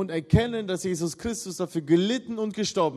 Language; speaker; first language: German; non-native, fluent; Russian